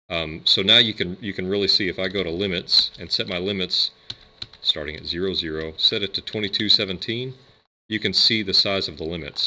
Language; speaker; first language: English; native; English